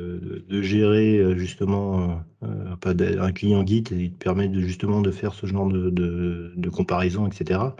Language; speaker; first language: French; native; French